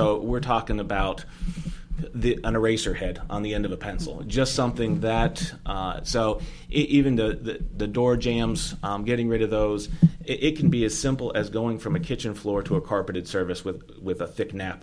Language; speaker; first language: English; native; English